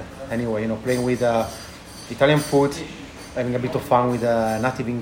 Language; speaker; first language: English; non-native, fluent; Italian